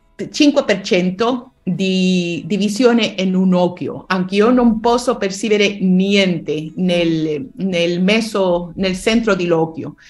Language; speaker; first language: Italian; non-native, learner; Spanish